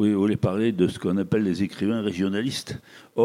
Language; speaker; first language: French; native; French